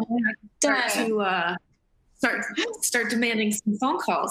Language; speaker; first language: English; native; English